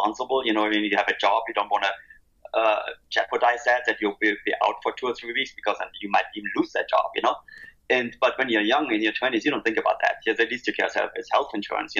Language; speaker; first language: English; non-native, fluent; German